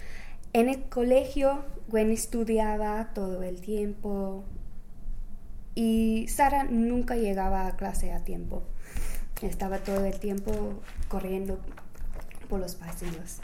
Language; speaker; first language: Spanish; non-native, fluent; English